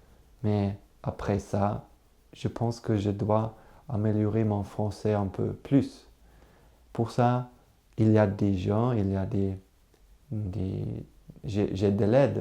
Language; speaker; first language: French; non-native, learner; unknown